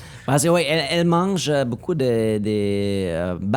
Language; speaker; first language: French; non-native, learner; German